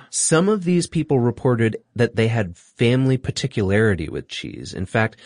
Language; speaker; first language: English; native; English